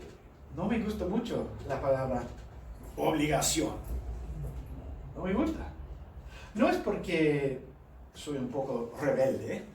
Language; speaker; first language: Spanish; non-native, fluent; English